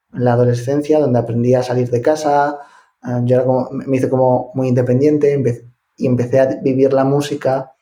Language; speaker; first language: Spanish; native; Spanish